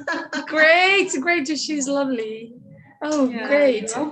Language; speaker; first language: English; non-native, learner; Portuguese